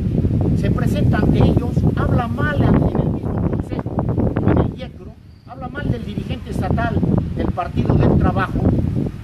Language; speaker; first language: Spanish; native; Spanish